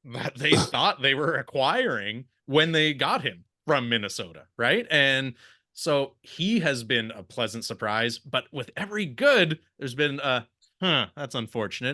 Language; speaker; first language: English; native; English